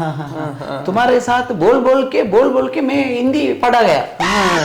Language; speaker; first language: Hindi; non-native, local second language; Kannada